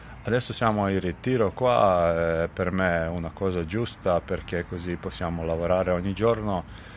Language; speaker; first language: Italian; non-native, fluent; Serbian